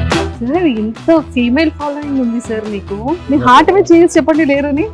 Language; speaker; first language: Telugu; native; Telugu